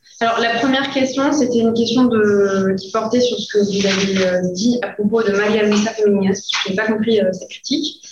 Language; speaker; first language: French; native; French